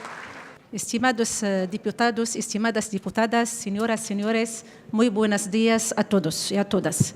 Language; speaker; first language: Spanish; non-native, fluent; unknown